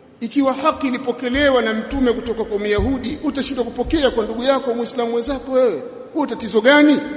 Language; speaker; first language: Swahili; native; Swahili